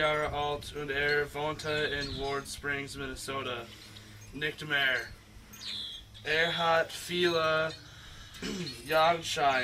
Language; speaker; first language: German; non-native, learner; English